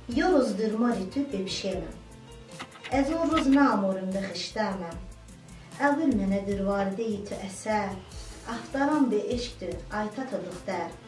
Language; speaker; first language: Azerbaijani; non-native, local second language; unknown